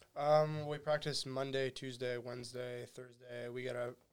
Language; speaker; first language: English; native; English